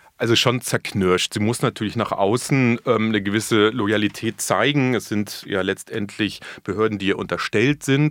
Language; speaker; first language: German; native; German